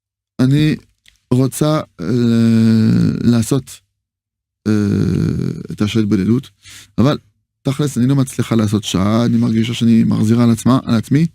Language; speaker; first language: Hebrew; non-native, fluent; French